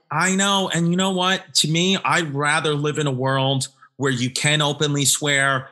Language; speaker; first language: English; native; English